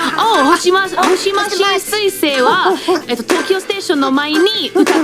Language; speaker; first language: Japanese; non-native, fluent; English